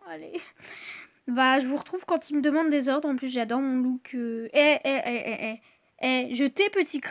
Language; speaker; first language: French; native; French